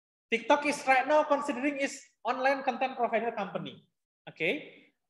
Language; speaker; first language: English; non-native, fluent; Indonesian